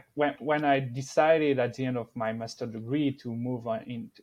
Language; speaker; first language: English; non-native, fluent; French